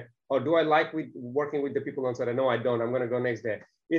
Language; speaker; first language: English; non-native, local second language; Bangla